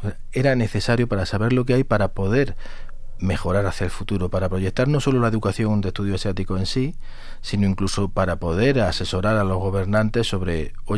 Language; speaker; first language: Spanish; native; Spanish